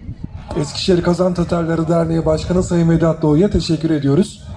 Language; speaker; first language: Turkish; native; Turkish